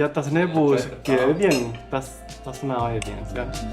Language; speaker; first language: Latvian; non-native, learner; Spanish